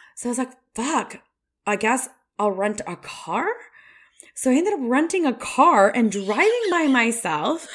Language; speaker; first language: English; non-native, fluent; Spanish